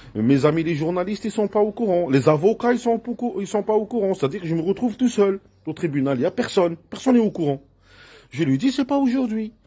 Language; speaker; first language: French; non-native, local second language; Arabic